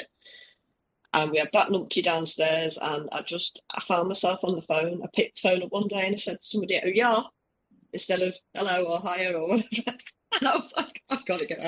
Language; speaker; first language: English; native; English